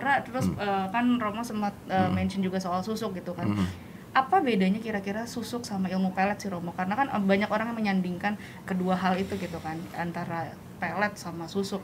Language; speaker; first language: Indonesian; native; Indonesian